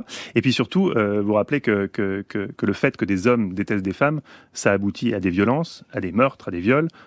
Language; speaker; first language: French; native; French